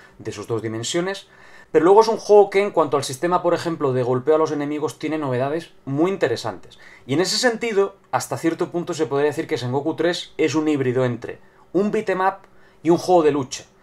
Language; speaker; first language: Spanish; native; Spanish